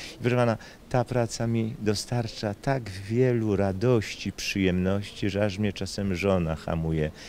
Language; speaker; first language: Polish; native; Polish